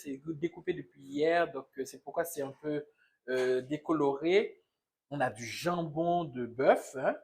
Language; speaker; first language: French; non-native, local second language; Haitian Creole